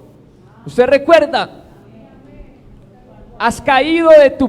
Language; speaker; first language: Spanish; native; Spanish